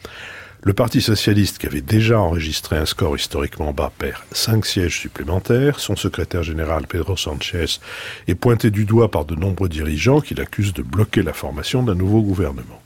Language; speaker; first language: French; native; French